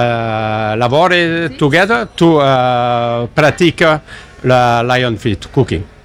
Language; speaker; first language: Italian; non-native, learner; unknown